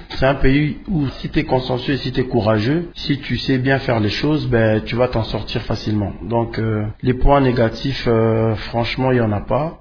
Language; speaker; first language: French; non-native, local second language; Lingala